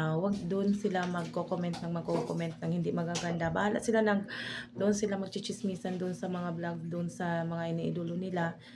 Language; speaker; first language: Filipino; non-native, local second language; Waray